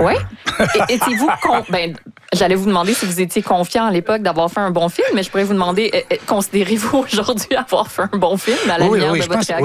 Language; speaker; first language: French; native; French